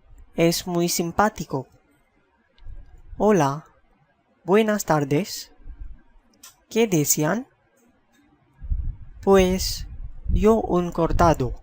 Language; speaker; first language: Spanish; non-native, fluent; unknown